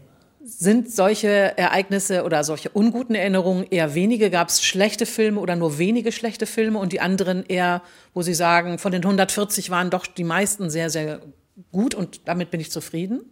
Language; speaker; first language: German; native; German